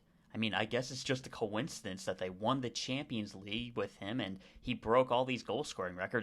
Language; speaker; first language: English; native; English